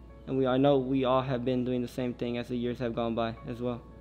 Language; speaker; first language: English; early bilingual, other home language; Spanish